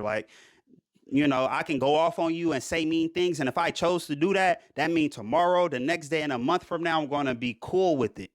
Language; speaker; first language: English; native; English